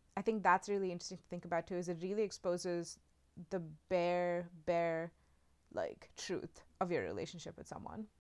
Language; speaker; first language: English; non-native, local second language; Hindi